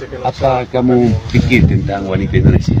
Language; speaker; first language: Indonesian; non-native, learner; Spanish